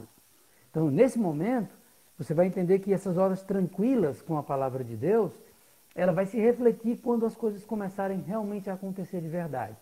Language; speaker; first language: Portuguese; native; Portuguese